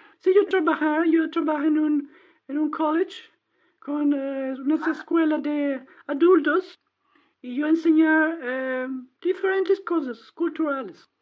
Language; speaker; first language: Spanish; non-native, learner; English